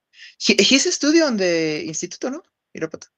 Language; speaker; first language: English; non-native, learner; Spanish